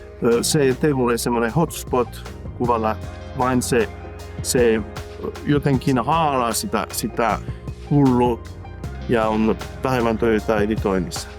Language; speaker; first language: Finnish; non-native, fluent; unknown